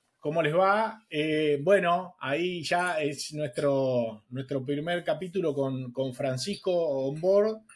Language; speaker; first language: Spanish; native; Spanish